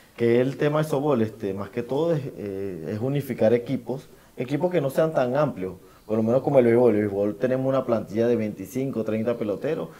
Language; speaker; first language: Spanish; native; Spanish